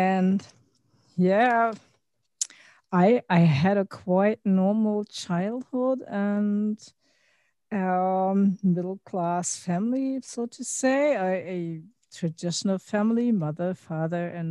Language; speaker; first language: English; non-native, fluent; German